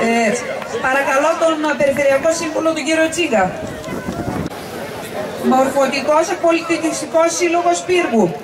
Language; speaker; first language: Greek; native; Greek